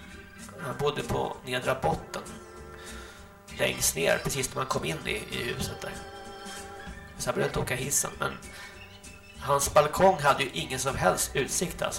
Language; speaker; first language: Swedish; native; Swedish